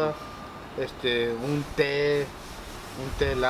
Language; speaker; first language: Spanish; early bilingual, heritage; Spanish